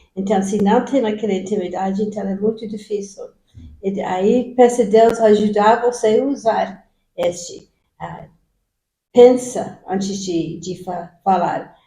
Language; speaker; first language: Portuguese; non-native, fluent; English